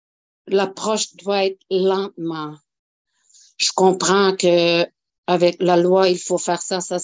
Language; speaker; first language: French; non-native, local second language; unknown